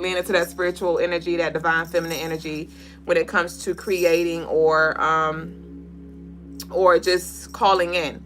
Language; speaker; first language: English; native; English